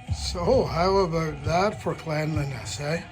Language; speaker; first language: English; native; English